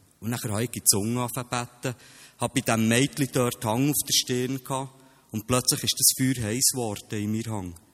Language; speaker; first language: German; native; German